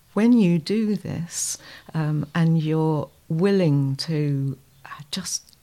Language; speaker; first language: English; native; English